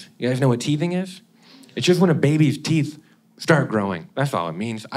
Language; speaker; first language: English; native; English